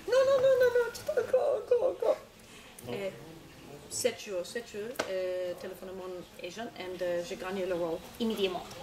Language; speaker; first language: French; non-native, learner; English